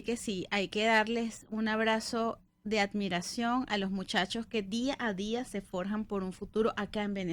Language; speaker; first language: Spanish; native; Spanish